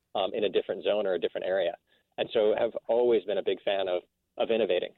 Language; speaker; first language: English; native; English